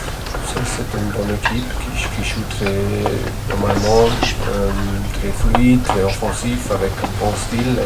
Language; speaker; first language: French; non-native, learner; German